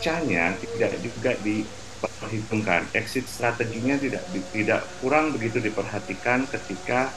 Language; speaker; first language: Indonesian; native; Indonesian